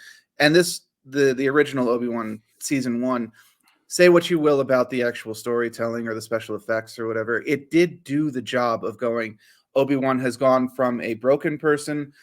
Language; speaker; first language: English; native; English